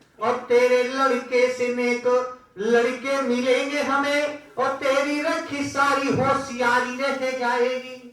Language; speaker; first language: Hindi; native; Hindi